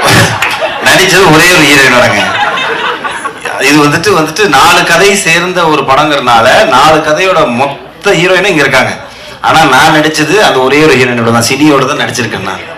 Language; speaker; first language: Tamil; native; Tamil